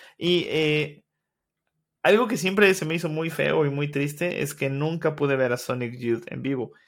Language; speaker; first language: Spanish; native; Spanish